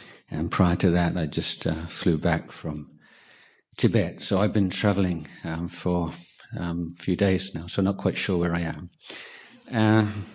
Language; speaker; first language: English; native; English